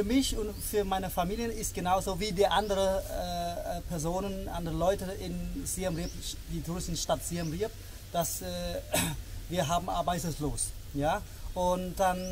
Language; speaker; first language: German; non-native, learner; Khmer